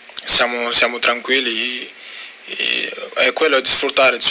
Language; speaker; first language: Italian; non-native, fluent; Portuguese